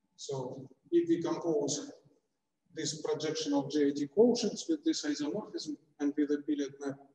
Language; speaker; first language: English; non-native, fluent; Russian